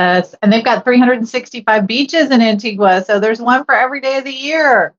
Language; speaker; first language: English; native; English